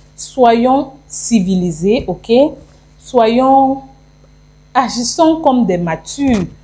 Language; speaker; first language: French; non-native, local second language; English